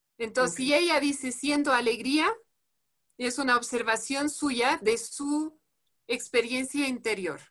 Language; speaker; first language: Spanish; non-native, fluent; French